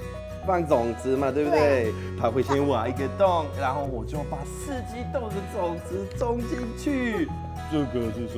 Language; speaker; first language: Chinese; non-native, fluent; Swedish